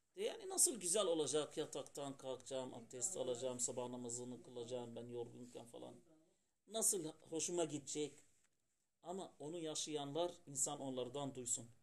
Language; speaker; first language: Turkish; non-native, fluent; Arabic